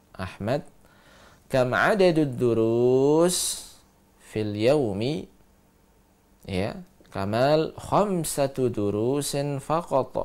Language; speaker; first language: Arabic; non-native, fluent; Indonesian